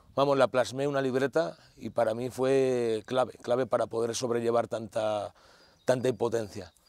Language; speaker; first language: Spanish; native; Spanish